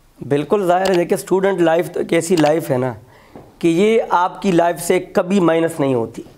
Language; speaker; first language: Urdu; non-native, local second language; Pashto